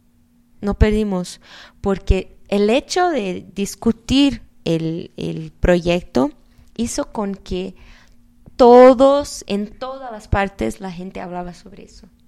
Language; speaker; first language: Spanish; non-native, fluent; Portuguese